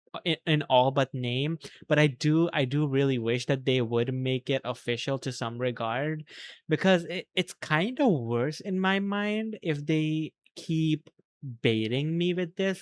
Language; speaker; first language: English; native; English